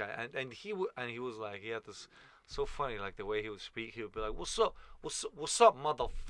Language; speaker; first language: English; non-native, fluent; Estonian